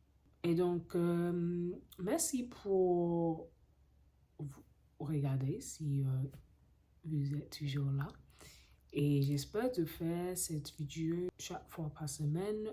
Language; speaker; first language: French; non-native, learner; English